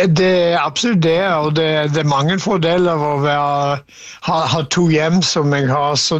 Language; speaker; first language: Norwegian; non-native, fluent; English